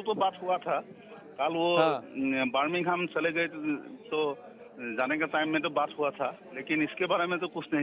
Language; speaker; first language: Hindi; non-native, local second language; Assamese